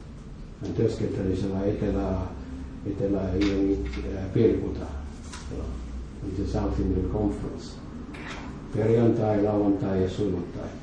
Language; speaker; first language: Finnish; non-native, fluent; French